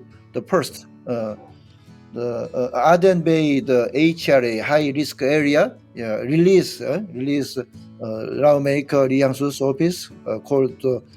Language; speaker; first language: English; non-native, learner; Korean